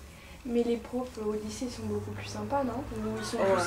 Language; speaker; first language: French; native; French